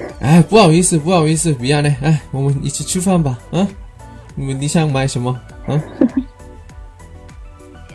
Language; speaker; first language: Chinese; non-native, learner; Korean